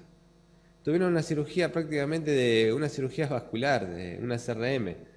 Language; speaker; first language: Spanish; native; Spanish